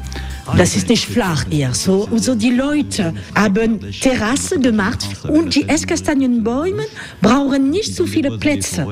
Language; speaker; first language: German; non-native, learner; French